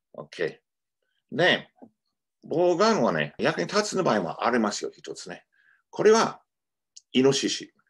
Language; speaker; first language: Japanese; non-native, fluent; English